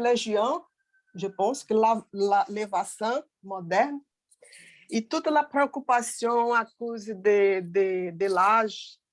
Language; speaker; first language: French; non-native, learner; Portuguese